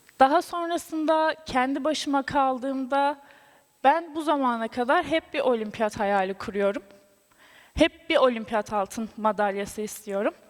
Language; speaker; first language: Turkish; native; Turkish